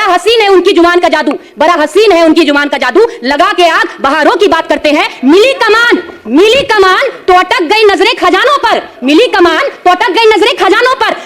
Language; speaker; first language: Hindi; native; Hindi